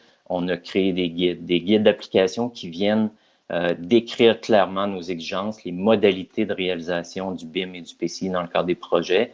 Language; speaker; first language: French; native; French